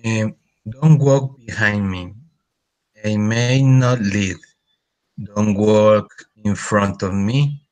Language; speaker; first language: English; non-native, learner; Spanish